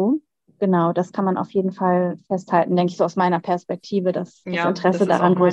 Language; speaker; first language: German; native; German